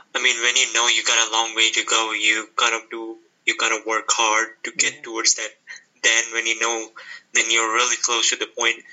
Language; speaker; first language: English; non-native, local second language; Hindi